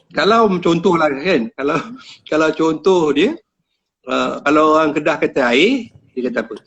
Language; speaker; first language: Malay; native; Malay